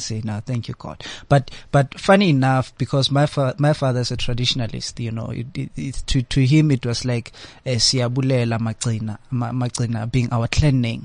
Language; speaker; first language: English; non-native, local second language; Xhosa